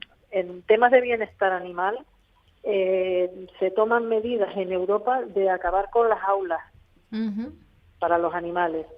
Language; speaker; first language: Spanish; native; Spanish